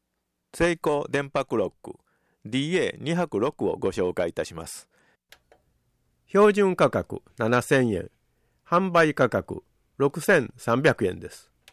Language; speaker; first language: Japanese; native; Japanese